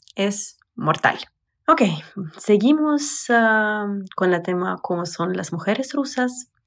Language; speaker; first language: Spanish; non-native, fluent; Russian